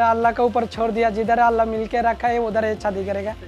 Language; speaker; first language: Hindi; non-native, learner; Bangla